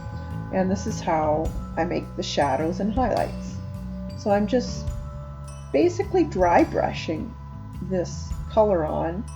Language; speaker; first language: English; native; English